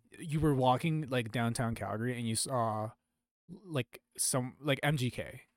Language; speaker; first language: English; early bilingual, other home language; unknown